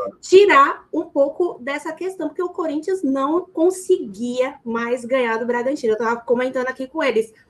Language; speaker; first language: Portuguese; native; Portuguese